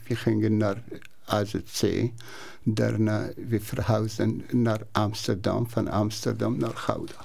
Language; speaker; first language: Dutch; non-native, learner; Persian